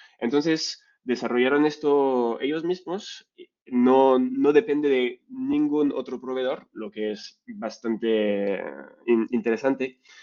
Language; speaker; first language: Spanish; non-native, fluent; French